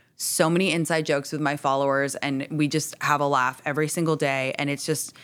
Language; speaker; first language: English; native; English